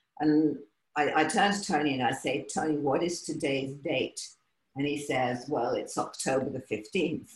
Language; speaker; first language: English; native; English